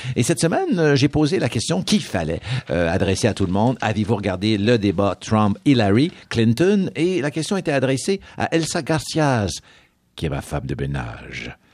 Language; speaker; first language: French; native; French